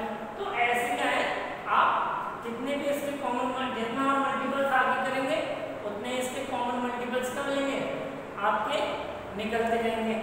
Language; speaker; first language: Hindi; native; Hindi